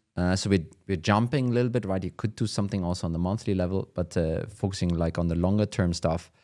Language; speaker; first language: English; non-native, fluent; German